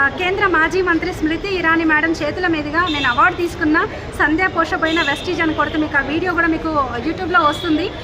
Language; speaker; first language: Telugu; native; Telugu